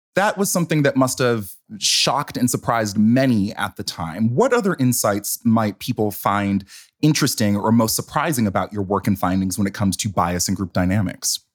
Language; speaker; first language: English; native; English